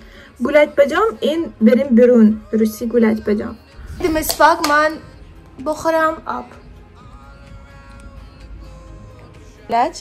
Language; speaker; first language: Persian; non-native, learner; Turkish